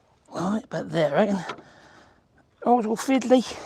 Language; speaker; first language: English; native; English